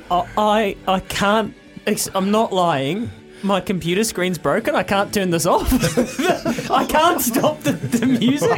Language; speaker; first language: English; native; English